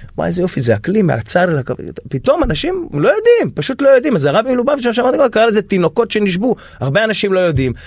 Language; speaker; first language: Hebrew; native; Hebrew